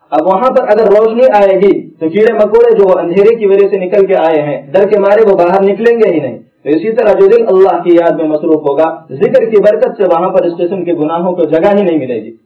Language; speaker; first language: Urdu; native; Urdu